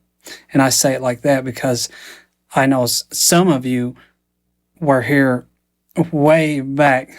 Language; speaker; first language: English; native; English